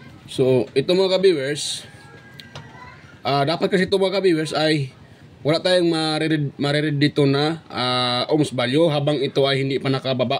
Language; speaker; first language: Filipino; native; Filipino